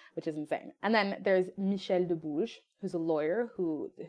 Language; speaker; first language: English; non-native, fluent; French